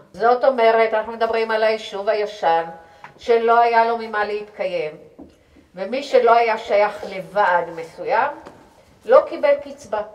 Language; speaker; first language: Hebrew; native; Hebrew